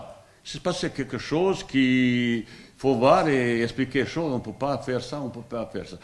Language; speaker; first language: French; non-native, fluent; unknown